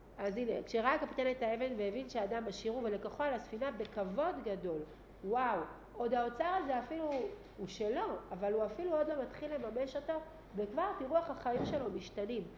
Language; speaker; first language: Hebrew; native; Hebrew